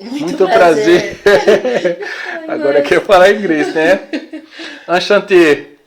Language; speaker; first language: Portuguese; non-native, learner; Haitian Creole